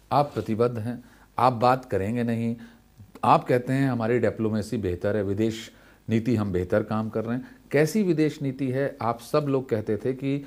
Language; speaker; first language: Hindi; native; Hindi